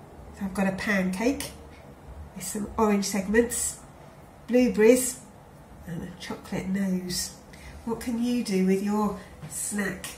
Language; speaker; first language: English; native; English